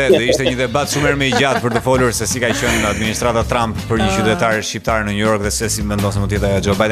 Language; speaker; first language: Albanian; native; Albanian